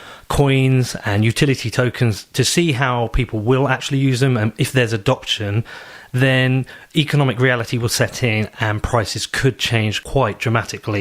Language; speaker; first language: English; native; English